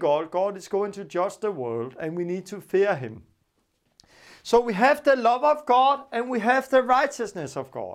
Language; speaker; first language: English; non-native, fluent; Danish